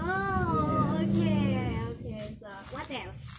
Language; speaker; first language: English; non-native, learner; Indonesian